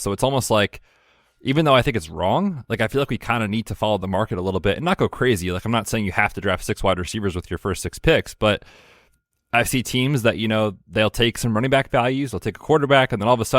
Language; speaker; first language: English; native; English